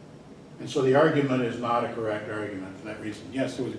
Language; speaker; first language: English; native; English